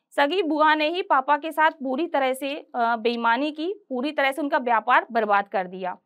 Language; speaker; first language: Hindi; native; Hindi